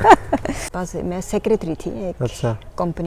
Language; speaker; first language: Hindi; non-native, learner; Dutch